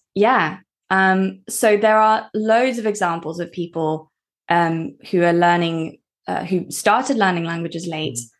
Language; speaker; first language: English; early bilingual, other home language; Norwegian